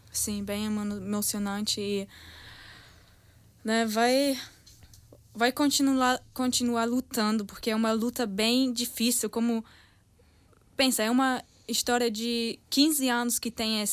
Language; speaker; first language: Portuguese; early bilingual, heritage; Portuguese